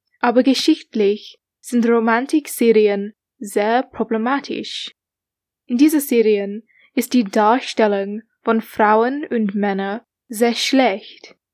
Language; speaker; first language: German; non-native, learner; English